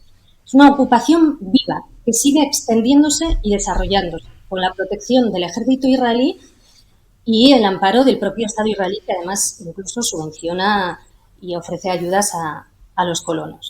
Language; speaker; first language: Spanish; native; Spanish